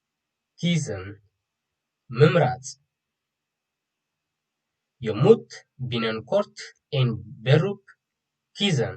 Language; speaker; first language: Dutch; non-native, fluent; Tigrinya